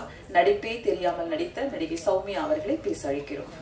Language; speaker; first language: Tamil; native; Tamil